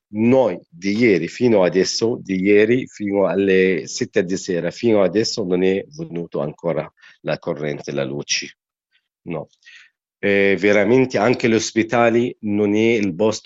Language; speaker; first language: Italian; non-native, learner; Arabic